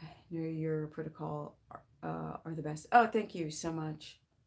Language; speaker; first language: English; native; English